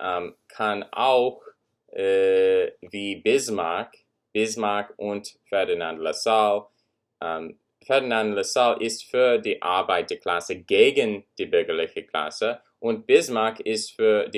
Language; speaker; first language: German; non-native, learner; English